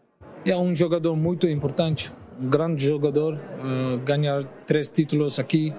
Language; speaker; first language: Portuguese; non-native, learner; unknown